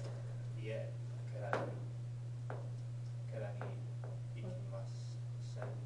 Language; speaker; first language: Japanese; non-native, learner; English